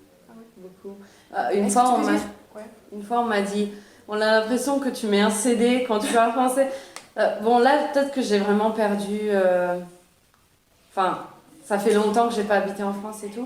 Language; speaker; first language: French; early bilingual, other home language; Italian